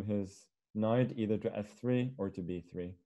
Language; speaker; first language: English; non-native, fluent; Norwegian